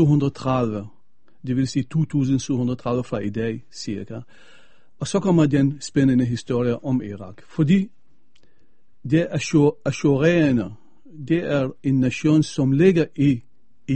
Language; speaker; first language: Danish; non-native, fluent; Arabic